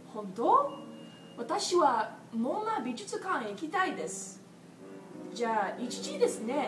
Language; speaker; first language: Japanese; non-native, learner; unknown